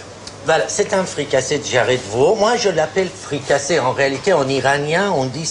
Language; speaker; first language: French; non-native, fluent; Persian